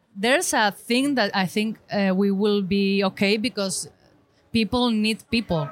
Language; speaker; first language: English; non-native, learner; Spanish